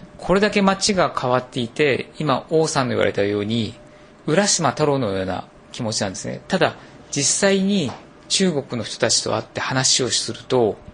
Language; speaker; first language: Japanese; native; Japanese